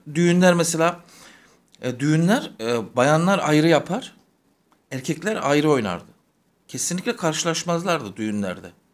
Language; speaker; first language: Turkish; native; Turkish